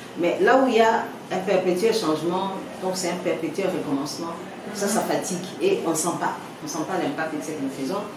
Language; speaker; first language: French; non-native, local second language; Lingala